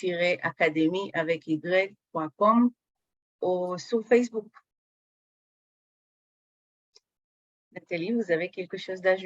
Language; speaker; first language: French; non-native, fluent; Hebrew